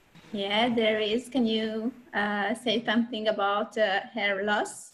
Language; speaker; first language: English; non-native, fluent; Hungarian